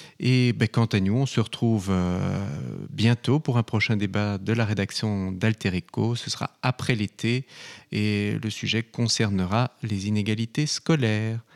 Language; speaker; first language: French; native; French